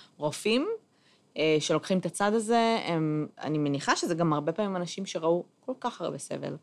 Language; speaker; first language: Hebrew; native; Hebrew